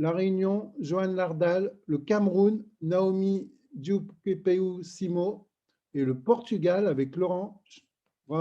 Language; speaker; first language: French; native; French